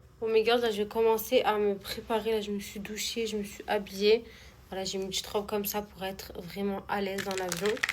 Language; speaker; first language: French; early bilingual, other home language; Arabic